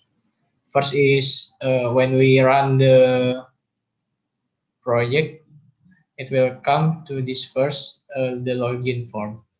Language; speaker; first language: English; non-native, learner; Indonesian